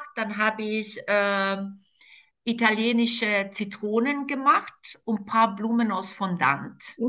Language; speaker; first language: German; non-native, fluent; Croatian